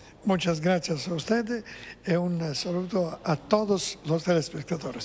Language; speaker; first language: Spanish; non-native, fluent; Italian